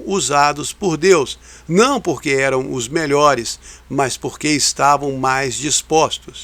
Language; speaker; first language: Portuguese; native; Portuguese